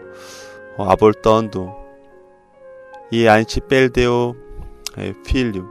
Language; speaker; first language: Portuguese; non-native, fluent; Korean